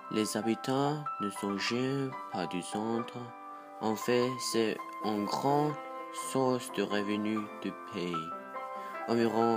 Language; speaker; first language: French; non-native, learner; Danish